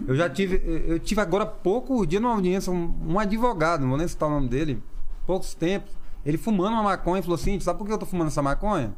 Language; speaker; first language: Portuguese; non-native, local second language; Kayapó